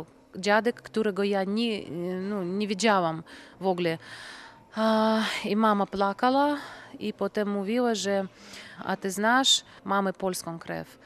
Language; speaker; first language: Polish; non-native, fluent; Russian